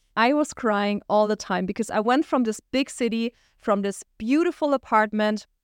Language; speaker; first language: English; non-native, fluent; German